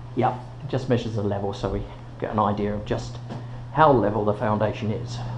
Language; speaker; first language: English; native; English